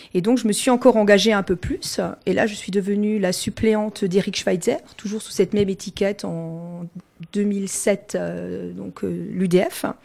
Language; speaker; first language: French; non-native, local second language; Swiss German